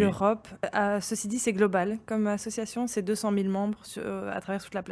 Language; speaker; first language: French; native; French